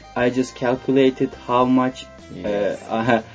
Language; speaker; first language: English; non-native, fluent; Turkish